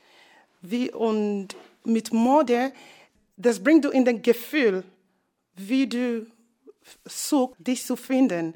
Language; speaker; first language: German; non-native, learner; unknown